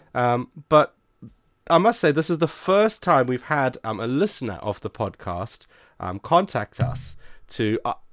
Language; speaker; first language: English; native; English